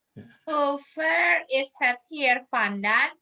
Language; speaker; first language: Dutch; non-native, learner; Indonesian